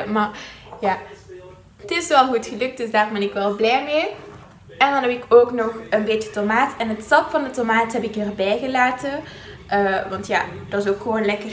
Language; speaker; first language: Dutch; native; Dutch